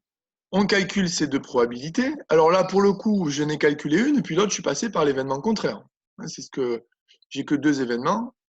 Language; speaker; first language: French; native; French